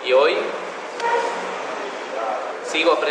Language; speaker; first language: Spanish; native; Spanish